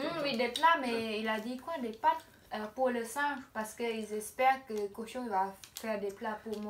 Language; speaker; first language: French; non-native, fluent; Khmer